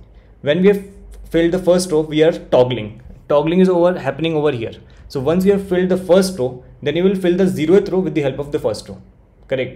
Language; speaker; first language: English; non-native, local second language; Hindi